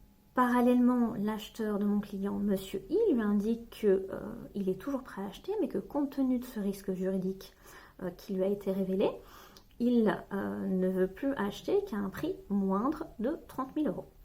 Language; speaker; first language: French; native; French